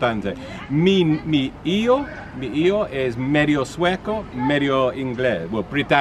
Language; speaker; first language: Spanish; non-native, learner; English